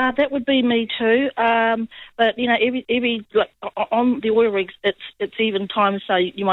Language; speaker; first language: English; native; English